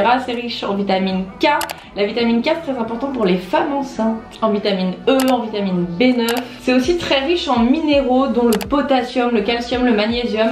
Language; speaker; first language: French; native; French